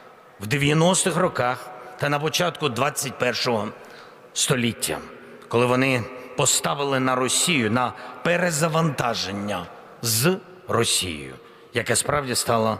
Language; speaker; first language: Ukrainian; non-native, local second language; Russian